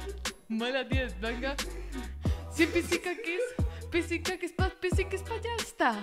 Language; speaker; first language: Russian; non-native, learner; Spanish